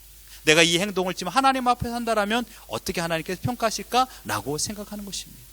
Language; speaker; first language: Korean; native; Korean